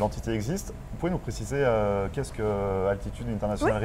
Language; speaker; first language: French; native; French